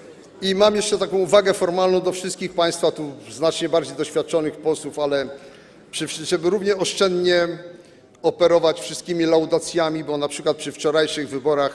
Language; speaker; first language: Polish; native; Polish